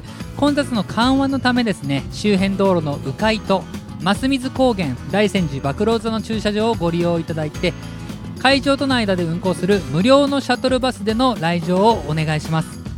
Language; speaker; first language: Japanese; native; Japanese